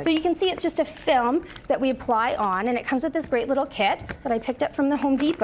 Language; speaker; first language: English; native; English